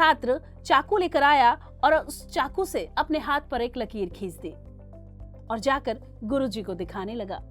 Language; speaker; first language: Hindi; native; Hindi